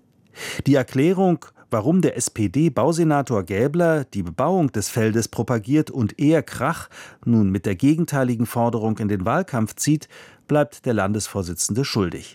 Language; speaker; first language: German; native; German